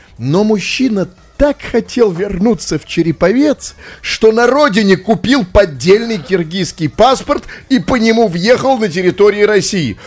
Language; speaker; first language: Russian; native; Russian